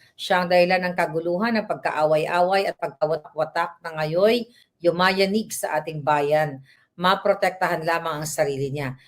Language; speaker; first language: Filipino; native; Filipino